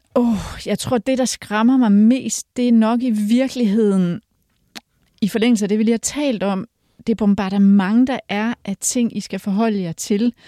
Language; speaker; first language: Danish; early bilingual, other home language; Polish